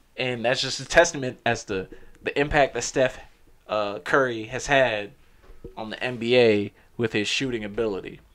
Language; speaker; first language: English; native; English